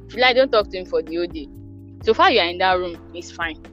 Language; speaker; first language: English; non-native, local second language; Yoruba